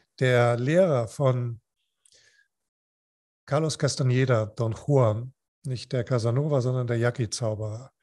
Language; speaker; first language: German; non-native, fluent; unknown